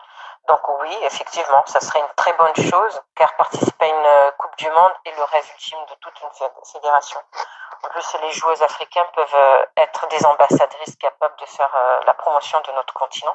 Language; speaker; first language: French; non-native, local second language; Comorian